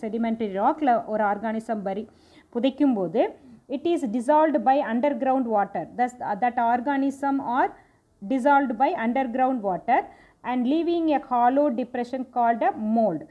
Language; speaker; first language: English; non-native, local second language; Tamil